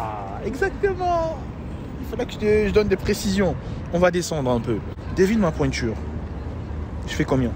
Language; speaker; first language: French; native; French